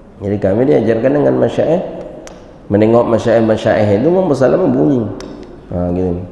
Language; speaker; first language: Malay; non-native, local second language; Minangkabau